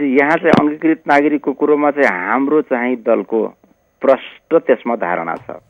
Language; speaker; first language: Nepali; non-native, local second language; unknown